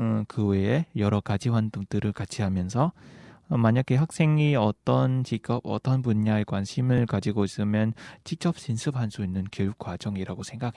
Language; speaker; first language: Korean; non-native, fluent; Vietnamese